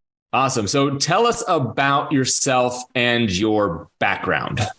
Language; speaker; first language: English; native; English